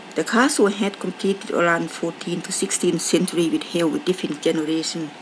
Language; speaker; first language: English; non-native, learner; Thai